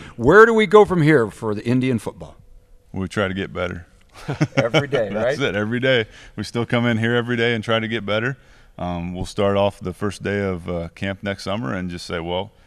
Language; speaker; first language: English; native; English